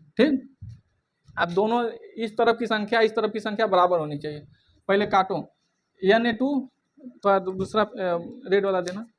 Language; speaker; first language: Hindi; native; Hindi